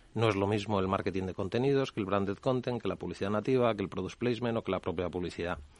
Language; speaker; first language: Spanish; native; Spanish